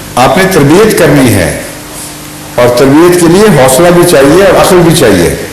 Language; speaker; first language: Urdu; native; Urdu